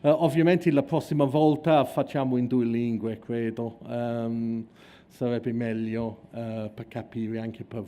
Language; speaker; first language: Italian; non-native, fluent; English